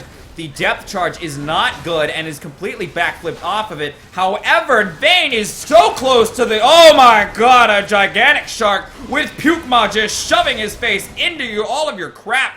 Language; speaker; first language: English; native; English